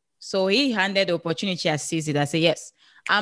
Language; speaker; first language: English; non-native, local second language; French